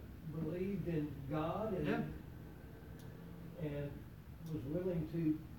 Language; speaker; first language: English; native; English